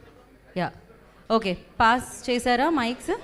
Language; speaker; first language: Telugu; native; Telugu